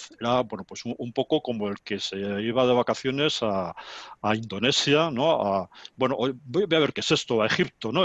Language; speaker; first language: Spanish; native; Spanish